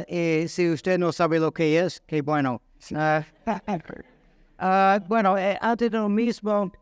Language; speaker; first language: Spanish; non-native, fluent; English